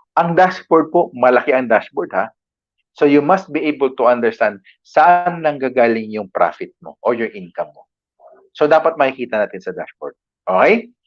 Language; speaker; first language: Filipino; non-native, local second language; Cebuano